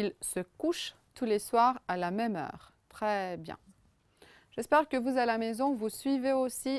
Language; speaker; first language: French; non-native, fluent; Romanian